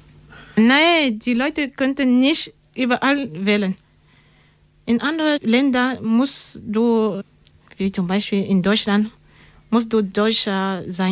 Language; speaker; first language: German; non-native, learner; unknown